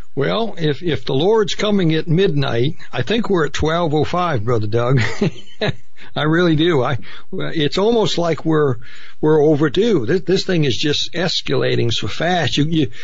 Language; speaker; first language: English; native; English